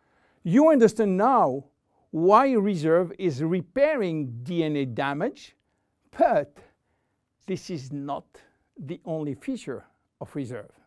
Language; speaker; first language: English; non-native, fluent; French